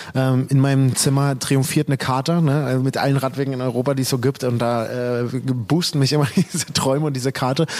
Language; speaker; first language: German; native; German